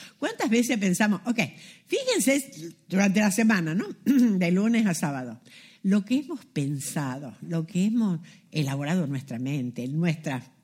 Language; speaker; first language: Spanish; native; Spanish